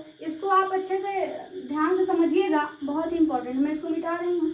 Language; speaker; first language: Hindi; native; Hindi